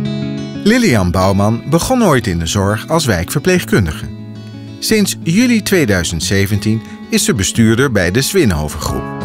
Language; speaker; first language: Dutch; native; Dutch